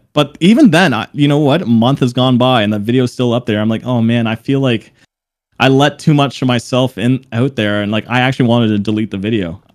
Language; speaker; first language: English; native; English